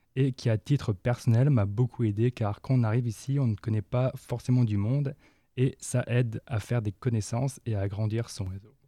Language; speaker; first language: French; native; French